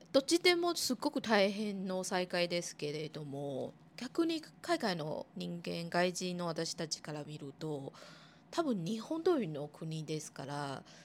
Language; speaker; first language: Japanese; non-native, fluent; Chinese